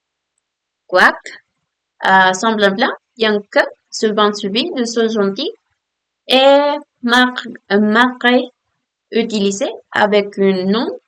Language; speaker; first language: French; non-native, learner; Spanish